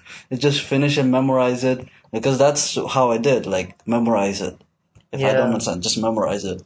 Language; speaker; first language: English; non-native, fluent; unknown